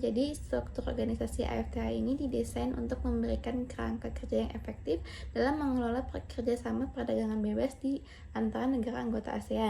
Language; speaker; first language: Indonesian; native; Indonesian